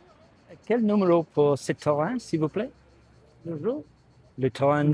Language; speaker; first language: French; non-native, learner; English